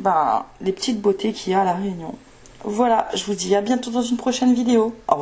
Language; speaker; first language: French; native; French